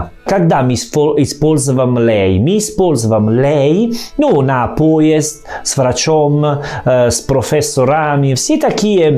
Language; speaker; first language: Russian; non-native, fluent; Italian